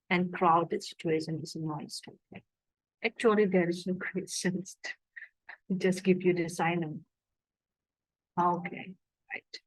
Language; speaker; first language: English; non-native, fluent; Indonesian